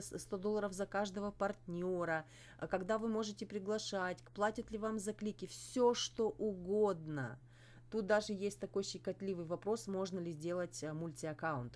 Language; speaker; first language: Russian; native; Russian